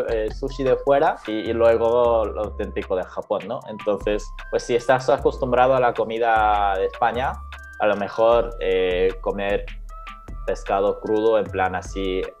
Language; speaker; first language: Spanish; non-native, fluent; Japanese